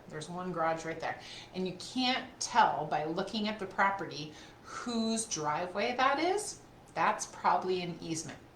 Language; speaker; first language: English; native; English